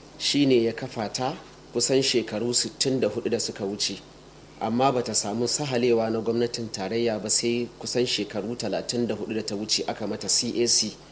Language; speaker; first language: Hausa; native; Hausa